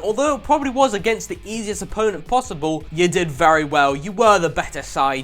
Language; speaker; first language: English; native; English